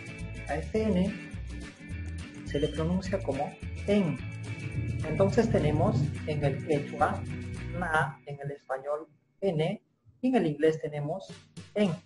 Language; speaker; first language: Spanish; non-native, local second language; Quechua